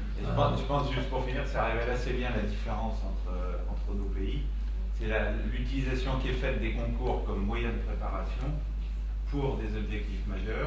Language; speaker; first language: French; native; French